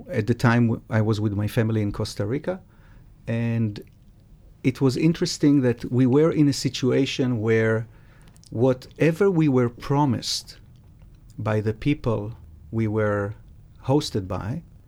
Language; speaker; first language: English; non-native, fluent; Hebrew